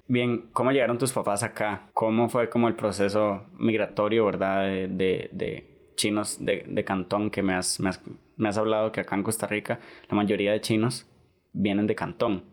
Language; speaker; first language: Spanish; native; Spanish